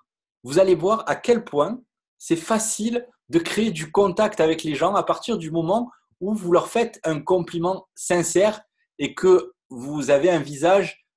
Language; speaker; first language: French; native; French